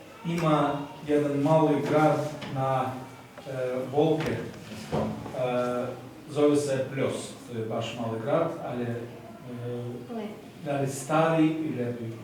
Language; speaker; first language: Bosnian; non-native, fluent; Russian